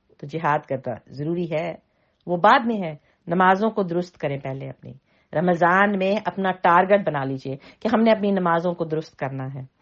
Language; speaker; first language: Urdu; native; Urdu